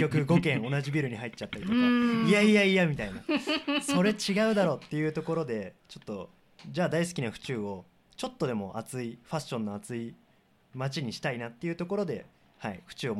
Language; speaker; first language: Japanese; native; Japanese